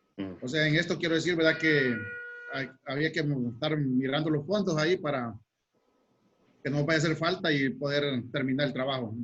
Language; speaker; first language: Spanish; native; Spanish